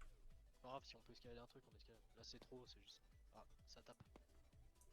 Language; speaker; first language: French; native; French